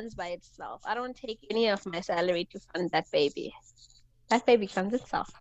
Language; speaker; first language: English; non-native, local second language; Shona